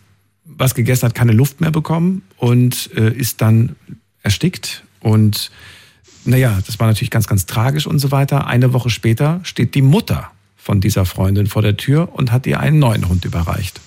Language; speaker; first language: German; native; German